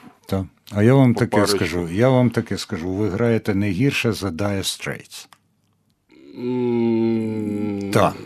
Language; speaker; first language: Ukrainian; native; Ukrainian